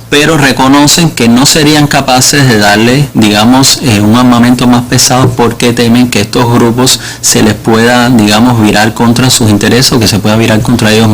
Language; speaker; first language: Spanish; native; Spanish